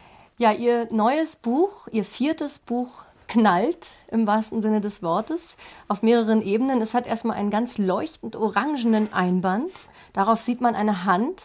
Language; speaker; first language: German; native; German